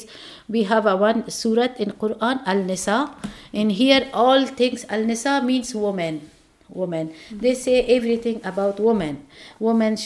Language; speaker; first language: English; non-native, learner; Persian